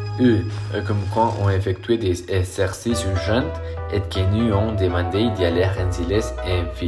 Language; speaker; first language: French; non-native, learner; Spanish